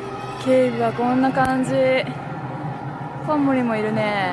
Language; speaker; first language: Japanese; native; Japanese